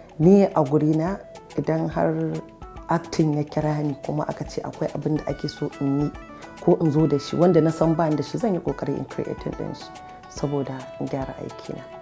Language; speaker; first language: Hausa; non-native, local second language; Yoruba